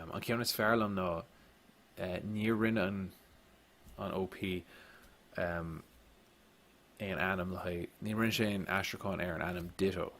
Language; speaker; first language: Irish; non-native, local second language; English